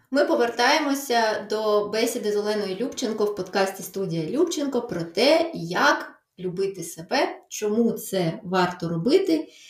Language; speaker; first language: Ukrainian; non-native, local second language; Russian